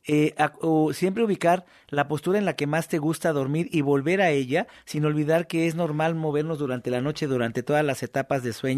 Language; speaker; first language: Spanish; native; Spanish